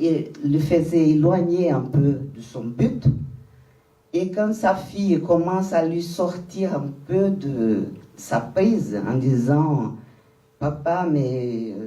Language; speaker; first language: French; non-native, fluent; Portuguese